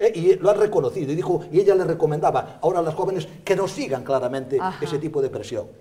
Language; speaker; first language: Spanish; native; Spanish